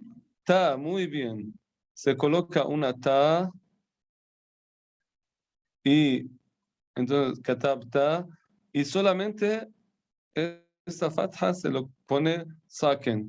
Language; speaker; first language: Spanish; non-native, fluent; Persian